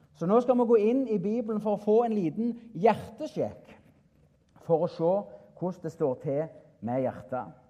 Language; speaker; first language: Norwegian; native; Norwegian